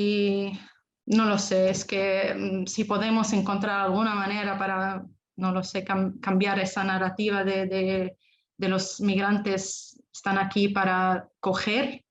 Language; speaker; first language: Spanish; non-native, fluent; Arabic